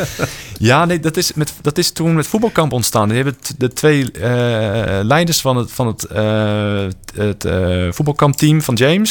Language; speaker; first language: Dutch; native; Dutch